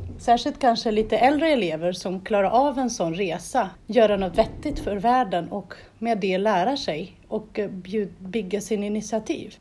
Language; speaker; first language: Swedish; non-native, fluent; Portuguese